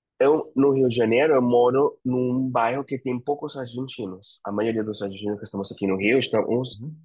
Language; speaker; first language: Portuguese; non-native, fluent; Spanish